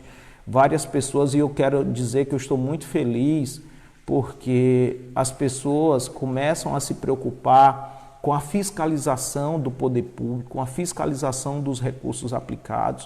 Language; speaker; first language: Portuguese; native; Portuguese